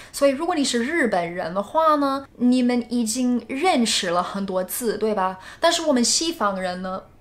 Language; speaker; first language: Chinese; non-native, fluent; English